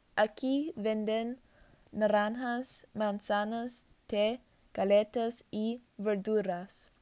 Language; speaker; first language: Spanish; non-native, learner; English